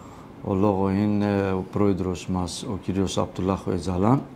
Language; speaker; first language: Greek; non-native, learner; Kurdish